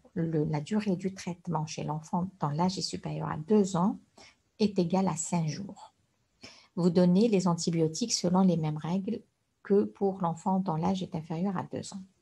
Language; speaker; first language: French; non-native, local second language; Arabic